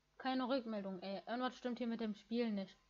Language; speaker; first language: German; native; German